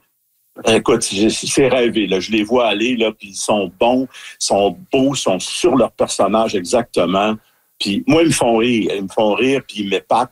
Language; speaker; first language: French; native; French